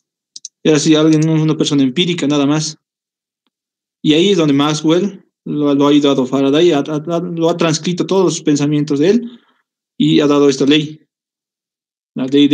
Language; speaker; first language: Spanish; native; Spanish